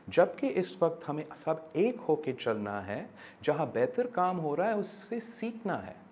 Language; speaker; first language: Urdu; non-native, local second language; English